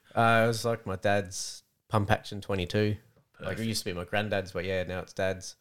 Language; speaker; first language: English; native; English